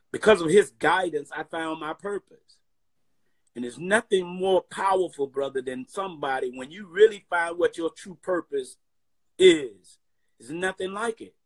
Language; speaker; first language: English; native; English